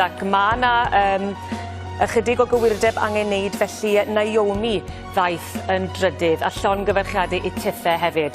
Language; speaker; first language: Welsh; native; Welsh